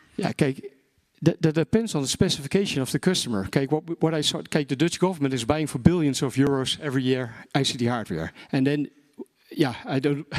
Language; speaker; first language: English; non-native, fluent; Dutch